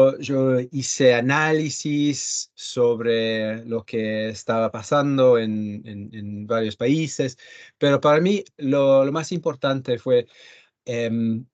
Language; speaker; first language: Spanish; early bilingual, heritage; Spanish